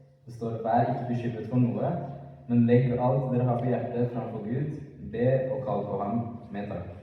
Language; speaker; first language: Norwegian; early bilingual, other home language; Amharic